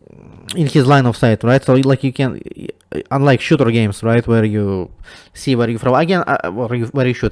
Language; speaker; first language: English; non-native, fluent; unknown